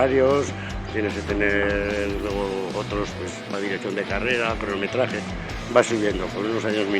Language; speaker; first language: Spanish; native; Spanish